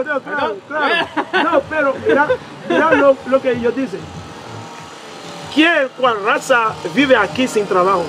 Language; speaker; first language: Spanish; non-native, learner; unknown